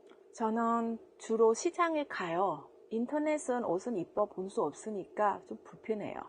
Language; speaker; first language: Korean; non-native, fluent; Vietnamese